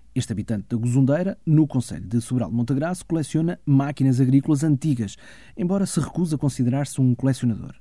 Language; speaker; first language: Portuguese; early bilingual, heritage; Portuguese